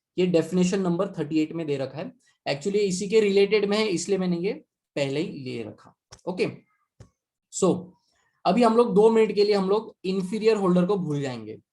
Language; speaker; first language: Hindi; non-native, local second language; Marathi